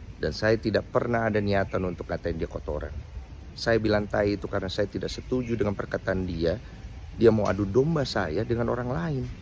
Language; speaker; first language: Indonesian; native; Indonesian